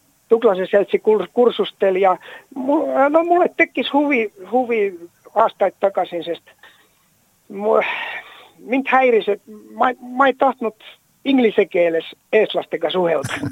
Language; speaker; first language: Estonian; non-native, learner; Finnish